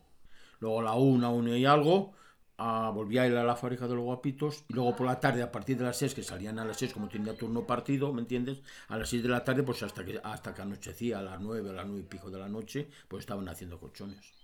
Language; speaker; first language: Spanish; native; Spanish